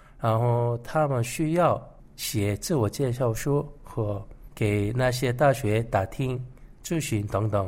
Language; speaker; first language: Chinese; non-native, fluent; Korean